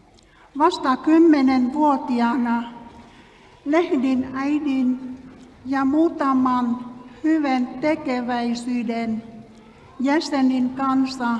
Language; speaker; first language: Finnish; non-native, learner; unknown